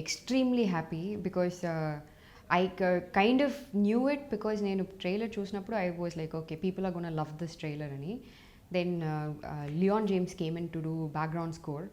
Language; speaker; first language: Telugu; non-native, fluent; Tamil